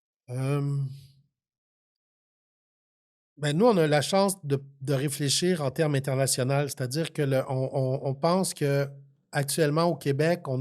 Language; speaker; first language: French; native; French